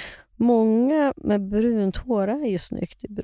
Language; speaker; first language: Swedish; native; Swedish